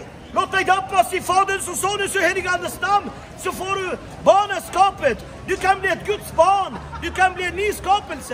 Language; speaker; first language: Swedish; non-native, fluent; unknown